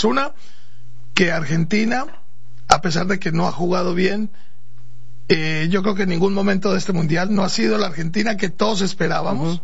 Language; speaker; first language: Spanish; native; Spanish